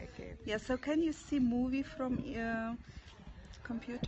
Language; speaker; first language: English; non-native, learner; Russian